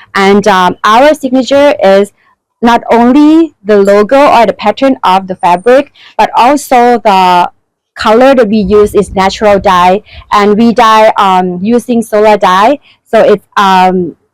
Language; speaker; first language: English; non-native, fluent; Thai